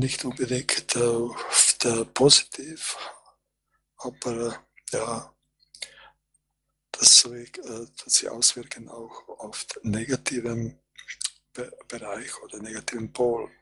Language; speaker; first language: German; non-native, fluent; Croatian